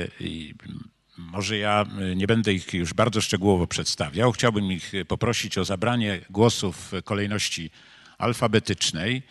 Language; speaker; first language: Polish; native; Polish